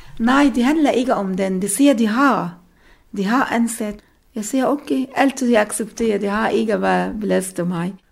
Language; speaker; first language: Danish; non-native, learner; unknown